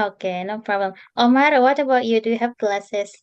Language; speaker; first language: English; non-native, fluent; Indonesian